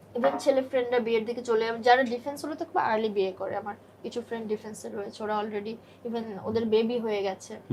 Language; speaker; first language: Bangla; native; Bangla